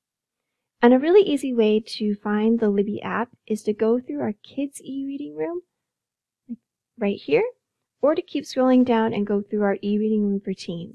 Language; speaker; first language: English; native; English